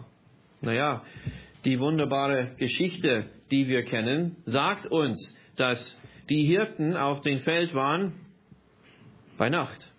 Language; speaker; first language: German; non-native, fluent; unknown